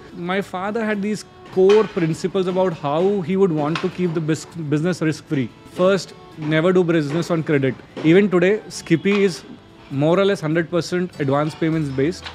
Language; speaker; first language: English; non-native, local second language; Hindi